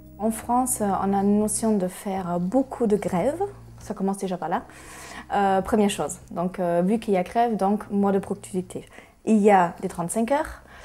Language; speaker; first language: French; non-native, fluent; German